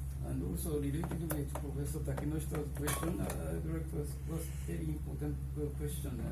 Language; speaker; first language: English; non-native, fluent; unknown